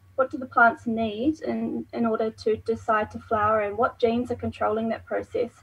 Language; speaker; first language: English; native; English